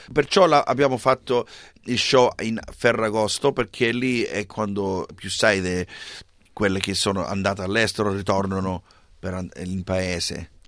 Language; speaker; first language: Italian; early bilingual, heritage; English